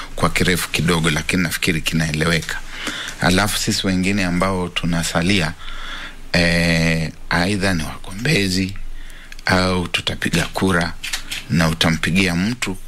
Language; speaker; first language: Swahili; non-native, local second language; Luyia